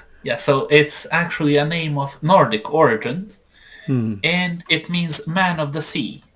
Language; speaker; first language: English; non-native, fluent; Serbian